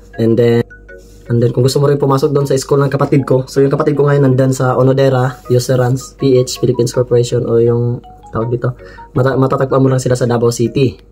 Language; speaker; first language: Filipino; non-native, local second language; Cebuano